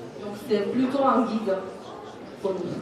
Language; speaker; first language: French; non-native, fluent; Chinese